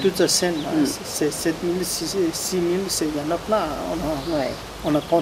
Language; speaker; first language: French; non-native, learner; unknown